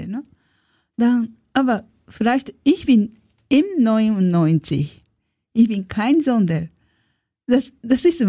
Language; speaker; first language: German; non-native, learner; Japanese